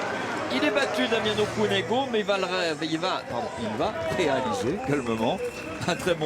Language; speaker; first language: French; native; French